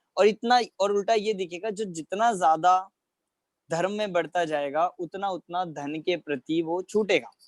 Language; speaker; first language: Hindi; native; Hindi